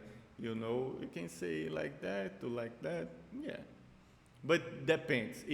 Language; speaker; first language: English; non-native, fluent; Portuguese